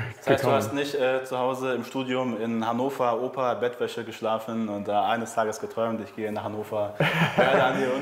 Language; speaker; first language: German; native; German